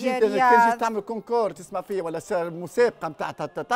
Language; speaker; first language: Arabic; native; Arabic